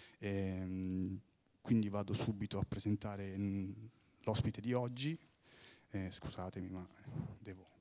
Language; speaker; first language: Italian; native; Italian